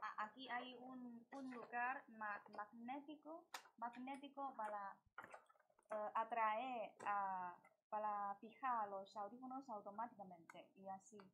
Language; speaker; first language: Spanish; non-native, learner; Chinese